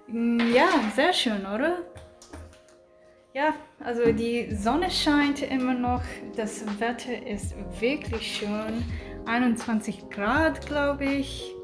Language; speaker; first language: German; non-native, fluent; English